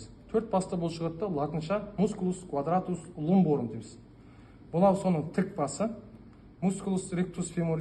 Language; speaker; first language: Kazakh; native; Kazakh